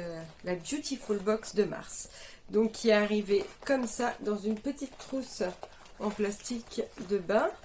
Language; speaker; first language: French; native; French